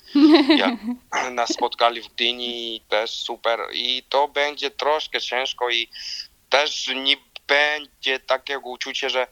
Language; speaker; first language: Polish; non-native, learner; Georgian